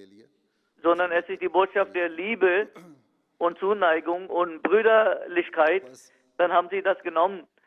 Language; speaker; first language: German; non-native, fluent; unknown